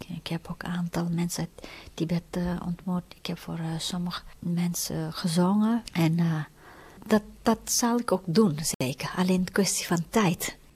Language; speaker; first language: Dutch; non-native, fluent; Tibetan